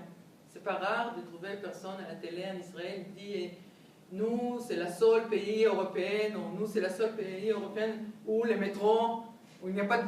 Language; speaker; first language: French; non-native, fluent; Hebrew